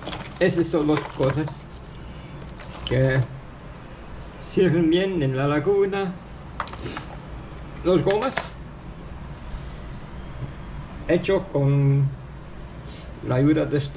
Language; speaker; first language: Spanish; non-native, fluent; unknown